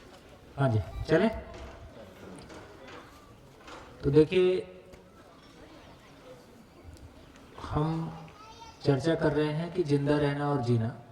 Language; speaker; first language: Hindi; native; Hindi